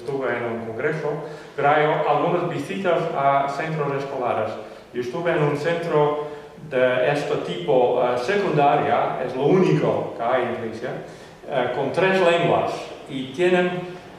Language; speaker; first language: Spanish; non-native, fluent; Western Frisian